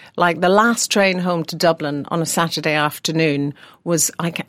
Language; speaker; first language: English; native; English